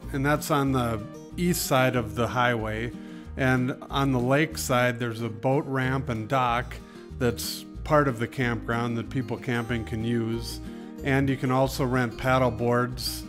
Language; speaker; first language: English; native; English